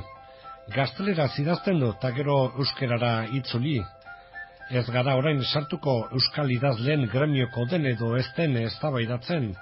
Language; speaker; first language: Basque; native; Basque